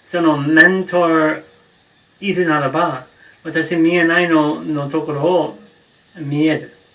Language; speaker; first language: Japanese; non-native, learner; English